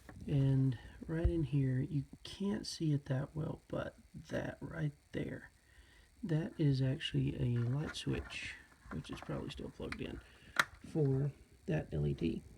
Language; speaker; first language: English; native; English